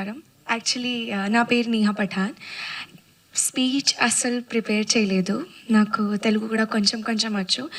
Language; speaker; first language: Telugu; non-native, learner; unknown